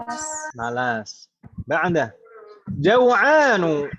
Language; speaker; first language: Arabic; non-native, fluent; Indonesian